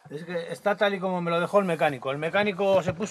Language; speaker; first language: Spanish; native; Spanish